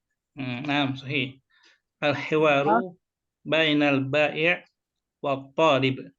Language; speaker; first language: Arabic; non-native, fluent; Indonesian